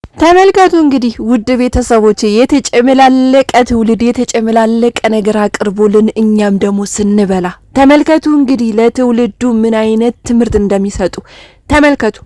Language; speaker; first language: Amharic; non-native, local second language; Oromo